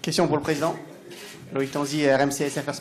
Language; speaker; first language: French; native; French